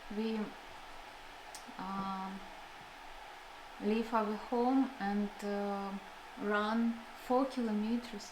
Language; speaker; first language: English; non-native, learner; Russian